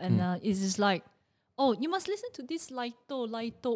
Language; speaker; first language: English; non-native, local second language; Chinese